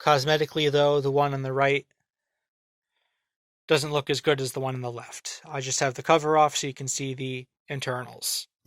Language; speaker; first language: English; native; English